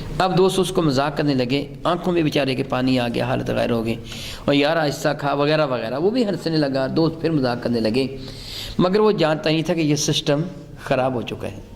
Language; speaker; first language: Urdu; non-native, local second language; Punjabi